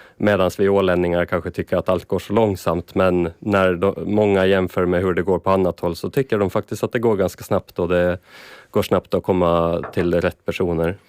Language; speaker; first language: Swedish; native; Swedish